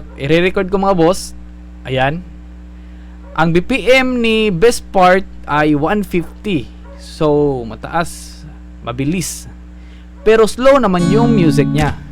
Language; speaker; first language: Filipino; non-native, local second language; Cebuano